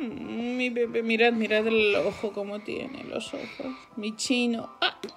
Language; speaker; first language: Spanish; non-native, fluent; Georgian